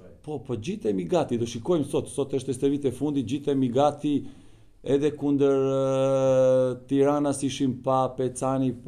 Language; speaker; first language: Albanian; non-native, learner; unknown